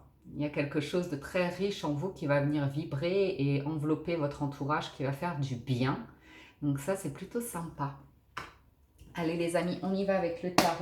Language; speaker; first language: French; native; French